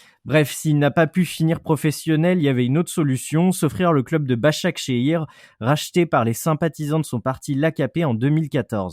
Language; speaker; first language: French; native; French